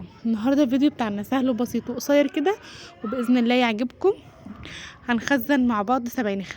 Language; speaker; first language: Arabic; native; Arabic